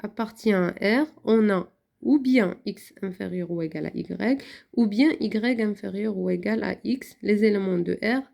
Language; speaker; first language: French; non-native, local second language; Arabic